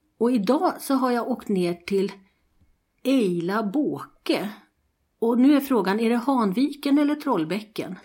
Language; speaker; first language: Swedish; native; Swedish